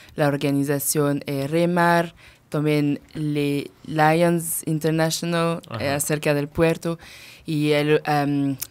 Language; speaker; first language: Spanish; non-native, fluent; French